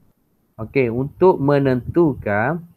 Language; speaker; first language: Malay; native; Malay